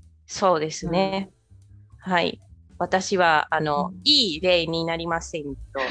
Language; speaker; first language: Japanese; non-native, fluent; Spanish